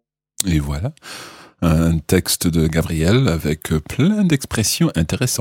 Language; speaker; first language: French; non-native, fluent; English